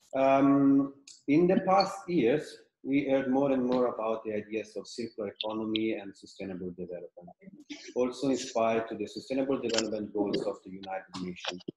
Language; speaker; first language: English; non-native, fluent; Italian